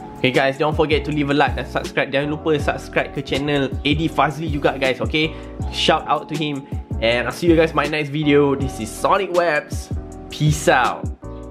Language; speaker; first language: English; non-native, local second language; Malay